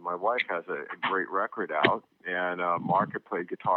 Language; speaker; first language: English; native; English